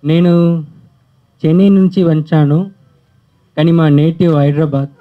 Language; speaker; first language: Telugu; early bilingual, heritage; Telugu